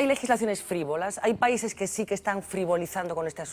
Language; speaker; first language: Spanish; native; Spanish